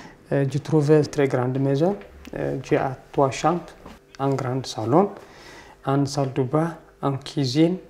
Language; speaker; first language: French; non-native, learner; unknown